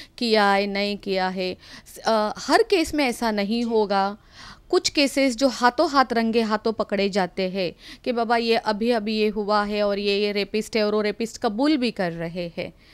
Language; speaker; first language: Hindi; non-native, local second language; Marathi